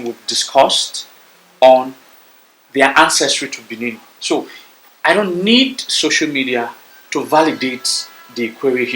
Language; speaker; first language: English; non-native, local second language; Bini